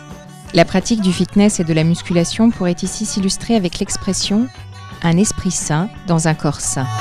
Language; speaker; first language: French; native; French